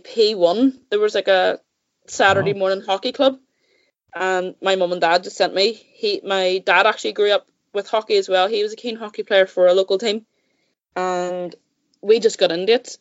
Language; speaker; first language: English; native; English